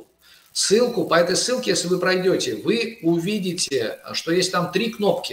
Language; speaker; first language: Russian; native; Russian